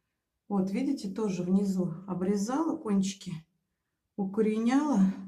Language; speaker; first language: Russian; native; Russian